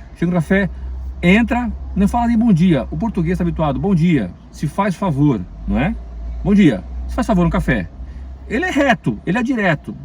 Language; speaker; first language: Portuguese; native; Portuguese